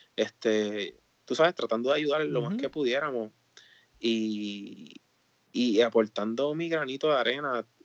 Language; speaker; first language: Spanish; native; Spanish